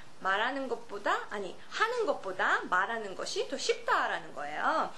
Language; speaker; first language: Korean; native; Korean